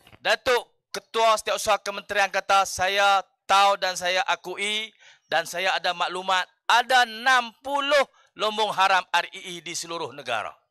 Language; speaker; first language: Malay; native; Malay